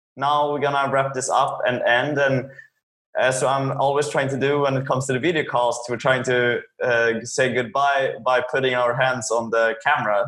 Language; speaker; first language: English; non-native, fluent; Swedish